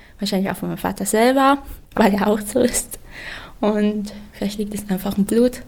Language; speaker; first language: German; native; German